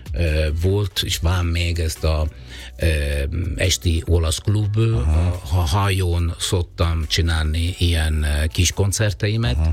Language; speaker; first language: Hungarian; non-native, learner; Italian